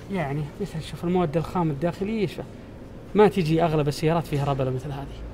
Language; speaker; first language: Arabic; native; Arabic